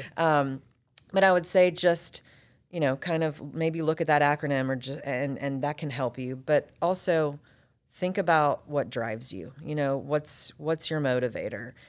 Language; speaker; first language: English; native; English